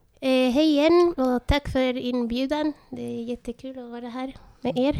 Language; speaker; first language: Swedish; non-native, fluent; Spanish